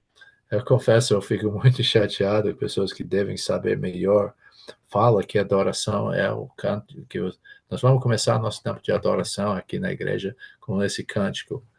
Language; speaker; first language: Portuguese; non-native, fluent; English